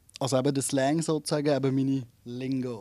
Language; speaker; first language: German; native; German